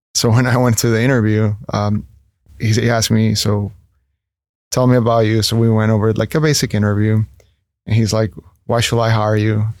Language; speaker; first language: English; non-native, fluent; Spanish